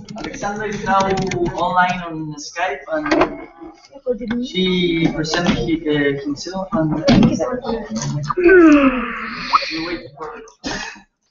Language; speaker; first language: English; non-native, learner; Spanish